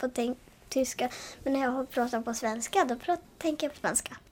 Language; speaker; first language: Swedish; early bilingual, heritage; Swedish